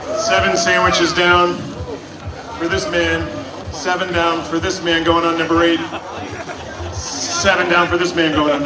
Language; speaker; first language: English; native; English